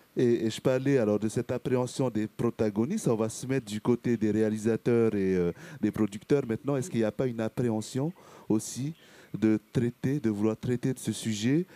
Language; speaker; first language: French; native; French